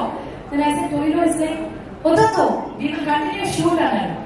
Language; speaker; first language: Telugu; non-native, fluent; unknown